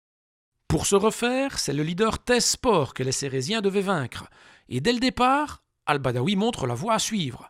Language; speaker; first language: French; native; French